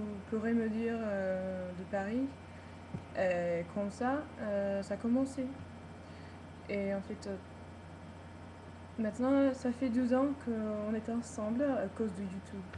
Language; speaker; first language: French; non-native, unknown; English